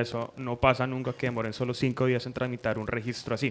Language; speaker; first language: Spanish; native; Spanish